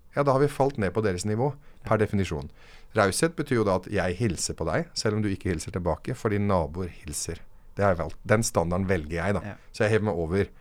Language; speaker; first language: Norwegian; early bilingual, other home language; Arabic